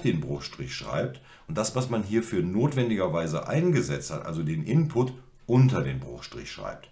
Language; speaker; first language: German; native; German